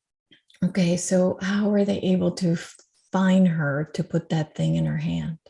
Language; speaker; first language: English; native; English